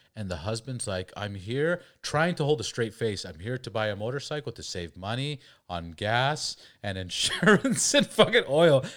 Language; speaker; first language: English; early bilingual, other home language; Spanish